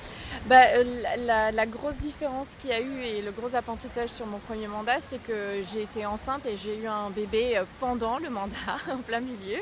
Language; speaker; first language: French; native; French